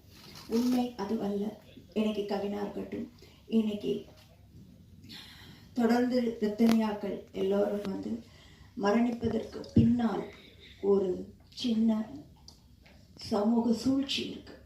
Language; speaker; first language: Tamil; native; Tamil